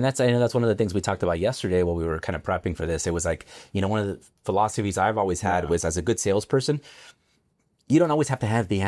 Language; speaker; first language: English; native; English